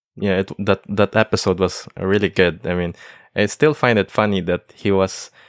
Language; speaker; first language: English; non-native, local second language; Filipino